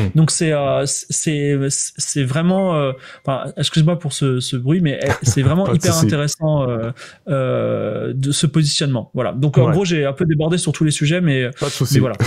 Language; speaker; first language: French; native; French